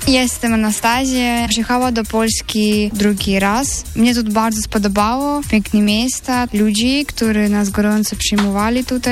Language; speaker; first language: Polish; non-native, learner; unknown